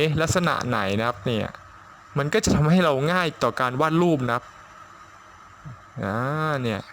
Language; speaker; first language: Thai; native; Thai